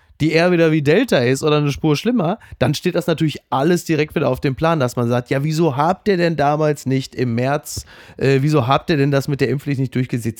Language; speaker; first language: German; native; German